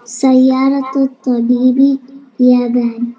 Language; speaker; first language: Arabic; non-native, learner; Malayalam